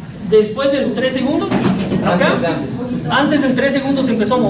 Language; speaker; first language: Spanish; native; Spanish